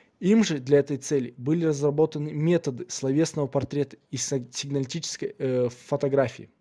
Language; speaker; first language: Russian; non-native, local second language; Kazakh